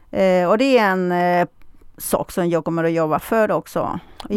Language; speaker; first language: Swedish; non-native, fluent; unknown